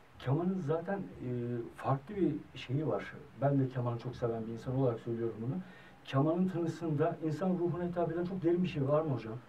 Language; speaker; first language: Turkish; native; Turkish